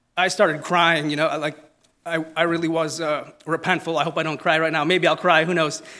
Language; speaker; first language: English; non-native, fluent; Italian